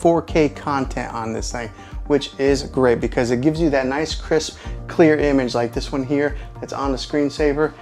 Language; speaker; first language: English; native; English